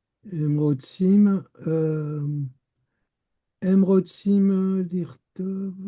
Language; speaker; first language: Hebrew; non-native, learner; French